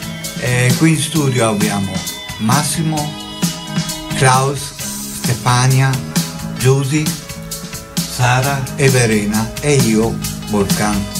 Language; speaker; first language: Italian; non-native, local second language; German